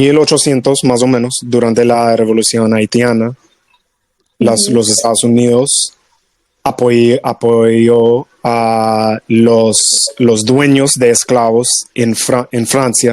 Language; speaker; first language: Spanish; non-native, fluent; English